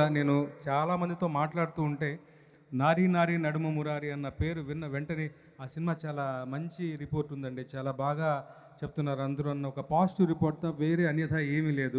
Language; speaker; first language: Telugu; native; Telugu